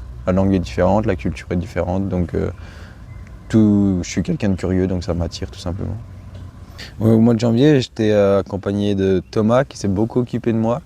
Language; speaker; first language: French; native; French